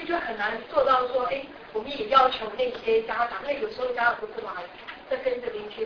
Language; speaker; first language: Chinese; native; Chinese